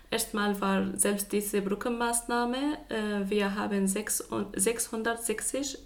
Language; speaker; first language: German; non-native, fluent; Arabic